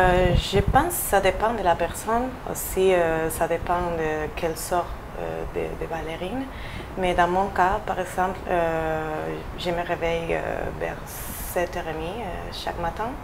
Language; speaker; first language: French; non-native, fluent; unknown